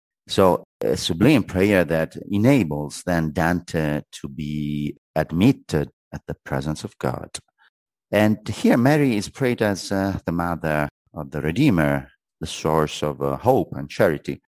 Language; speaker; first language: English; non-native, fluent; Italian